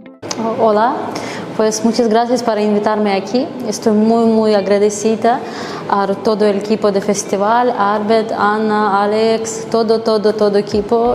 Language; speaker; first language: Spanish; non-native, fluent; Ukrainian